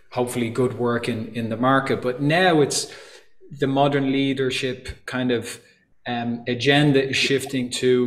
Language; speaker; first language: English; native; English